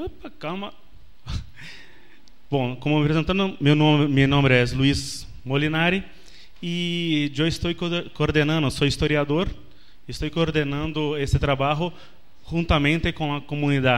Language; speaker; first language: Spanish; non-native, learner; Portuguese